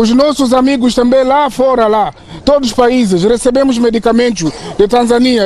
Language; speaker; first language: Portuguese; non-native, local second language; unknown